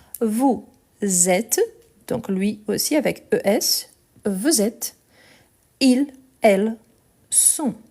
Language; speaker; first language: French; non-native, fluent; Portuguese